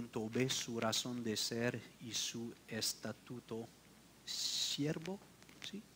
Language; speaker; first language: Spanish; non-native, learner; French